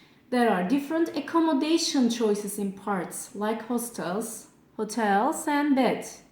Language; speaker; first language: English; non-native, fluent; Turkish